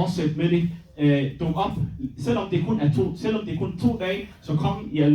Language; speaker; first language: Danish; early bilingual, other home language; Somali